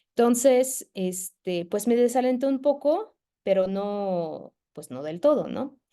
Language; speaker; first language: Spanish; non-native, fluent; French